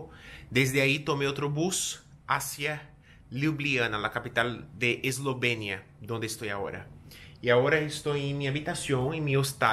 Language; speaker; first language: Spanish; non-native, fluent; Portuguese